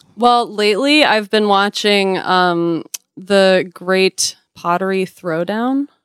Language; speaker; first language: English; native; English